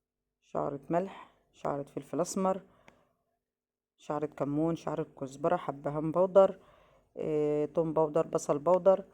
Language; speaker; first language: Arabic; native; Arabic